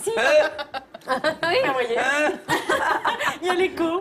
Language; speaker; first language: French; native; French